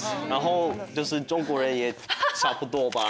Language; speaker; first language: Chinese; non-native, fluent; Russian